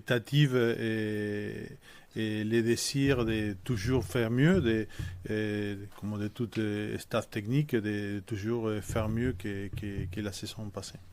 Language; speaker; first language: French; non-native, fluent; Spanish